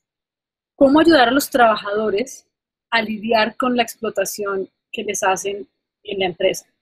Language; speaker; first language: Spanish; native; Spanish